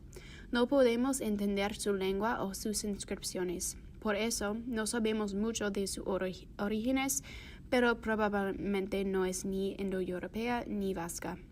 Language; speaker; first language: Spanish; non-native, fluent; English